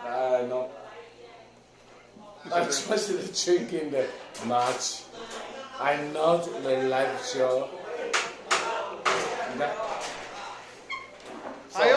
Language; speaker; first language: English; non-native, learner; Chinese